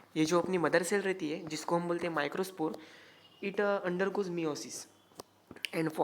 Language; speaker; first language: Hindi; non-native, local second language; Marathi